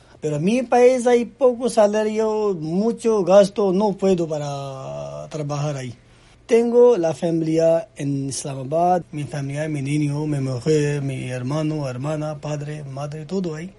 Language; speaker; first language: Spanish; non-native, learner; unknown